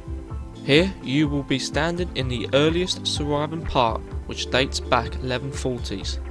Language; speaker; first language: English; non-native, fluent; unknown